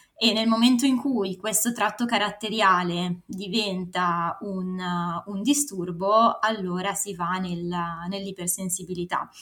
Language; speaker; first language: Italian; native; Italian